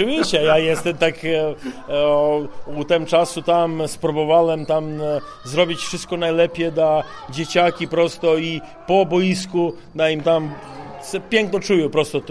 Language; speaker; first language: Polish; non-native, learner; Serbian